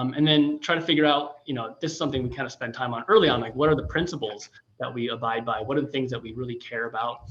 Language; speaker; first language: English; native; English